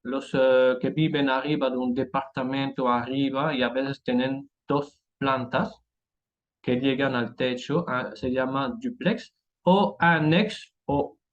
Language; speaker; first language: Spanish; non-native, fluent; French